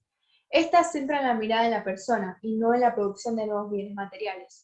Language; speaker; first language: Spanish; native; Spanish